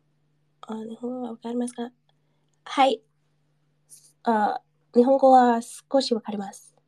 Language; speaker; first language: Japanese; non-native, learner; English